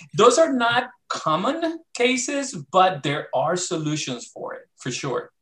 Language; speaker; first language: English; non-native, fluent; Spanish